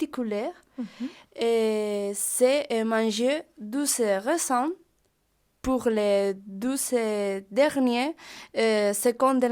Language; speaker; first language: French; non-native, learner; Spanish